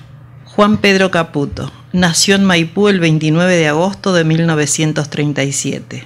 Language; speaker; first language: Spanish; native; Spanish